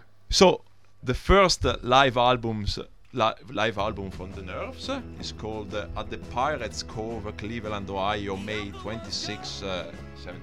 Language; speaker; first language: English; non-native, fluent; Italian